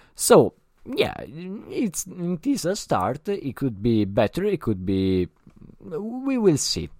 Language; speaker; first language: English; non-native, learner; Italian